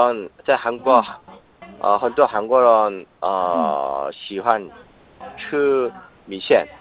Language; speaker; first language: Chinese; non-native, learner; Korean